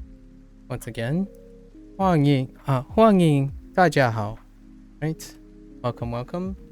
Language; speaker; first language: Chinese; non-native, learner; English